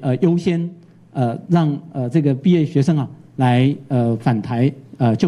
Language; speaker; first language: Chinese; native; Chinese